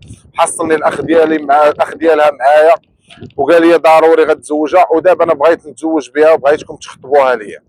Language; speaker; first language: Arabic; native; Arabic